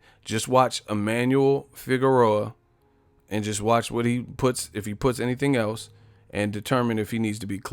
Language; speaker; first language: English; native; English